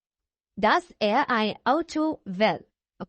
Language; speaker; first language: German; non-native, fluent; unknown